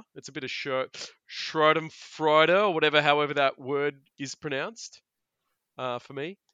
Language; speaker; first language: English; early bilingual, other home language; Italian